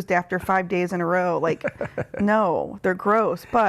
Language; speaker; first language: English; native; English